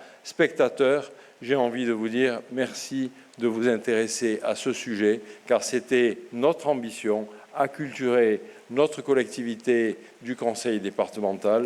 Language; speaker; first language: French; native; French